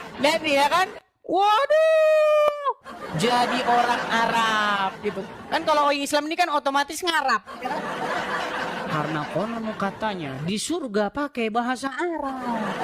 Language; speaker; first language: Indonesian; native; Indonesian